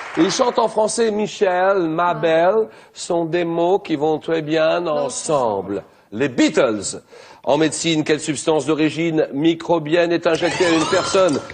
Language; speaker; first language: French; native; French